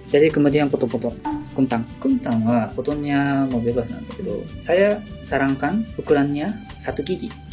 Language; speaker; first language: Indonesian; non-native, learner; Japanese